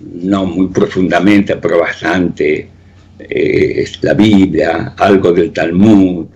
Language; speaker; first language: Spanish; native; Spanish